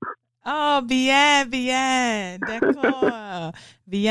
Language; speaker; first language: French; non-native, learner; English